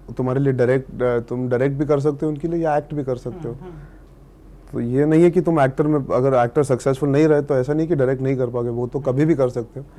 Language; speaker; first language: Hindi; native; Hindi